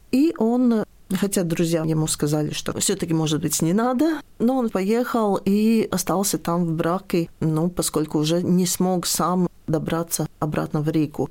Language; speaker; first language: Russian; non-native, local second language; Latvian